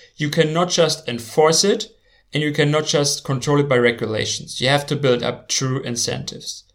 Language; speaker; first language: English; non-native, fluent; German